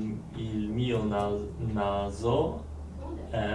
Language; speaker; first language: Italian; non-native, learner; Polish